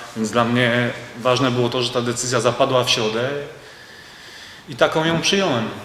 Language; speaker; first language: Polish; native; Polish